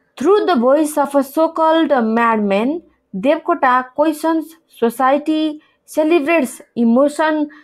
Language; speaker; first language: English; non-native, local second language; Nepali